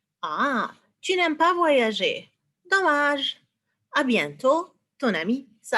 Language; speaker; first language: French; non-native, fluent; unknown